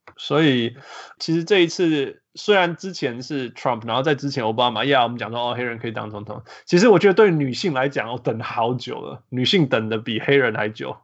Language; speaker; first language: Chinese; early bilingual, heritage; Chinese